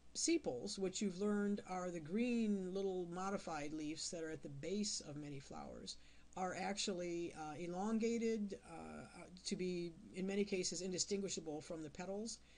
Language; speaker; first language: English; native; English